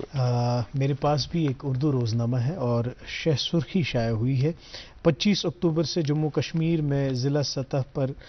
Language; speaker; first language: Hindi; non-native, local second language; Kashmiri